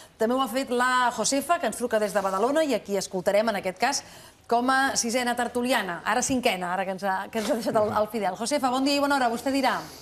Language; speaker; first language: Catalan; native; Catalan